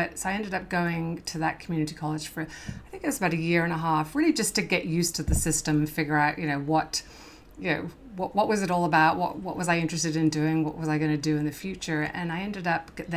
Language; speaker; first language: English; native; English